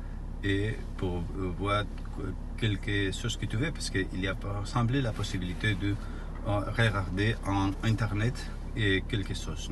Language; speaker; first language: French; non-native, learner; Spanish